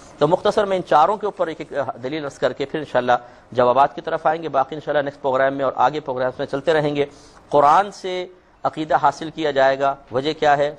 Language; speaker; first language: Urdu; native; Urdu